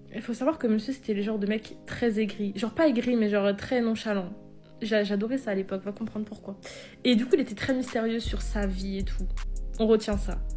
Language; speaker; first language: French; native; French